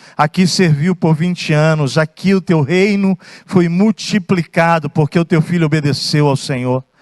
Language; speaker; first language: Portuguese; native; Portuguese